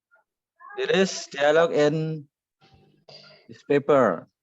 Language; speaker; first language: English; non-native, learner; Indonesian